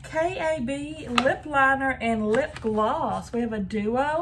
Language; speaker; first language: English; native; English